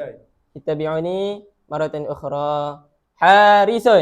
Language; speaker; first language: Arabic; non-native, learner; Malay